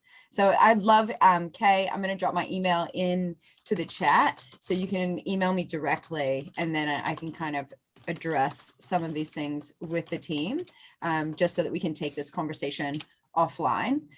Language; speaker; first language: English; native; English